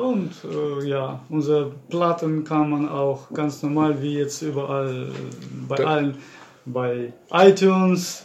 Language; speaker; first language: German; non-native, fluent; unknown